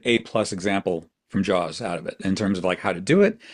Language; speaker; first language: English; native; English